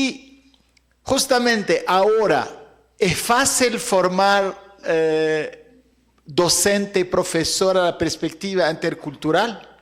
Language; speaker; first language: Spanish; non-native, fluent; Arabic